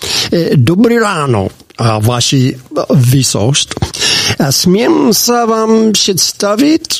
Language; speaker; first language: Slovak; non-native, learner; English